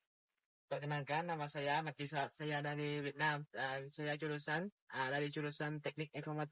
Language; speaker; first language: Indonesian; non-native, learner; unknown